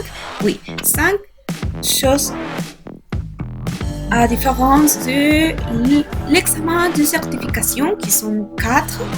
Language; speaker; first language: French; non-native, learner; Spanish